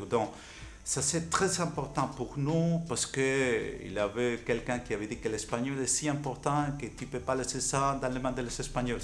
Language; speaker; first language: French; non-native, fluent; Spanish